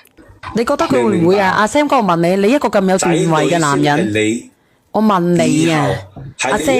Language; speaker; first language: Cantonese; native; Cantonese